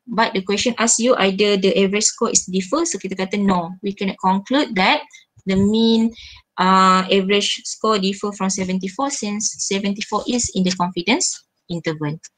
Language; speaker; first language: English; non-native, local second language; Malay